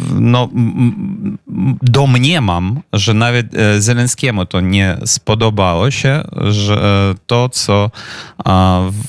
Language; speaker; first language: Polish; non-native, fluent; Ukrainian